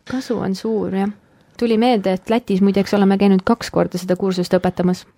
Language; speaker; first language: Estonian; early bilingual, heritage; Estonian